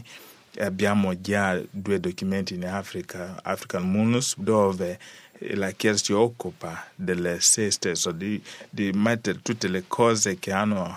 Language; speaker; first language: Italian; non-native, learner; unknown